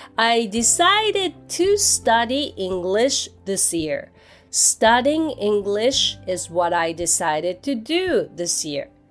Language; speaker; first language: English; non-native, fluent; Japanese